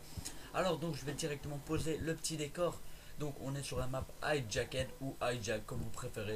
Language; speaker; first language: French; native; French